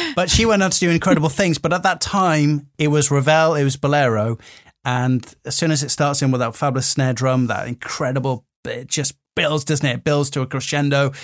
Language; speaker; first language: English; native; English